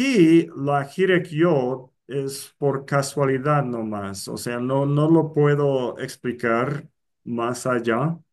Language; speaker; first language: Spanish; non-native, fluent; English